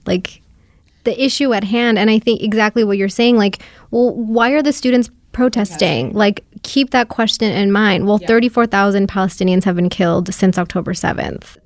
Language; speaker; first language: English; early bilingual, other home language; Spanish